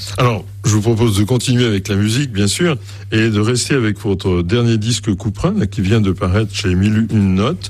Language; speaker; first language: French; native; French